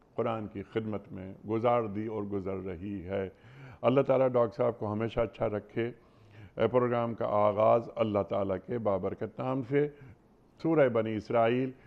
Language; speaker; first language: Urdu; native; Urdu